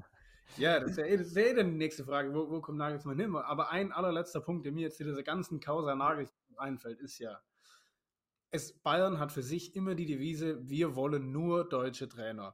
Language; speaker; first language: German; native; German